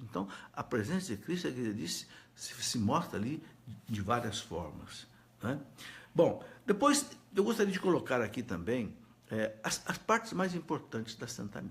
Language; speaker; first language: Portuguese; native; Portuguese